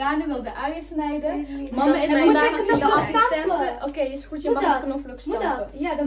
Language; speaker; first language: Dutch; native; Dutch